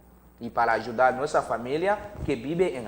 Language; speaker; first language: Spanish; non-native, learner; Haitian Creole